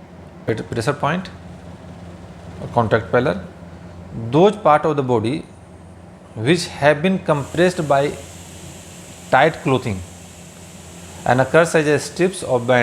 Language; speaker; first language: English; non-native, local second language; Hindi